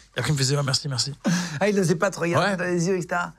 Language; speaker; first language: French; native; French